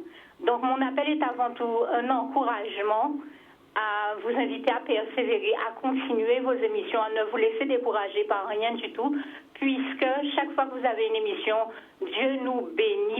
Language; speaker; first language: French; native; French